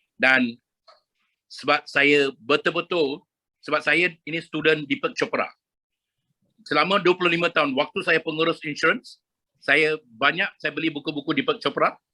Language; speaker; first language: Malay; non-native, local second language; Tamil